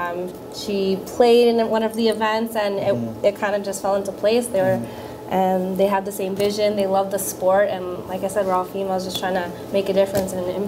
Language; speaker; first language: English; early bilingual, other home language; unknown